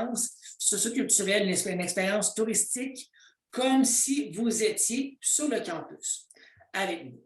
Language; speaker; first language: French; native; French